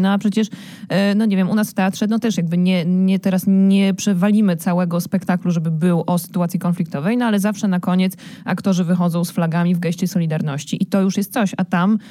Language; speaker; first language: Polish; native; Polish